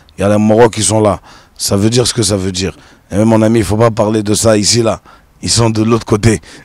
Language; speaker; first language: French; non-native, local second language; Arabic